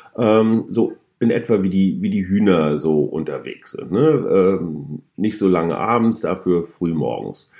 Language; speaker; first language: German; native; German